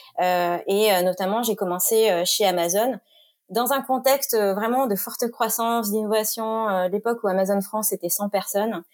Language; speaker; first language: French; native; French